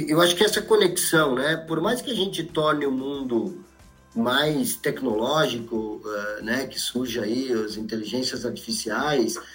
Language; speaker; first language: Portuguese; native; Portuguese